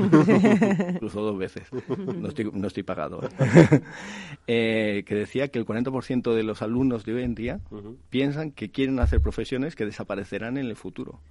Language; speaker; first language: Spanish; native; Spanish